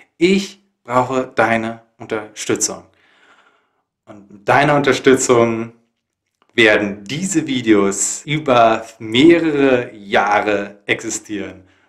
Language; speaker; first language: German; native; German